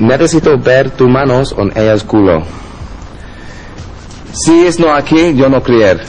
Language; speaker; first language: Spanish; non-native, learner; English